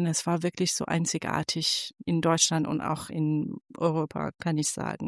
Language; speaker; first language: German; non-native, fluent; Persian